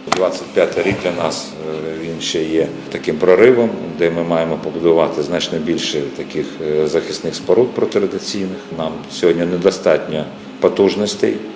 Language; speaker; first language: Ukrainian; native; Ukrainian